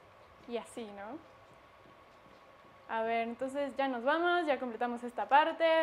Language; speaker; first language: Spanish; native; Spanish